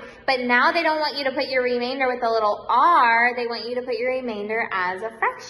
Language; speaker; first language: English; native; English